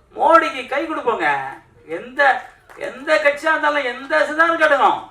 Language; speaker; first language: Tamil; native; Tamil